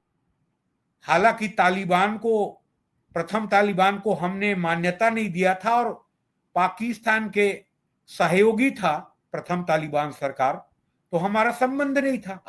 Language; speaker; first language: Hindi; native; Hindi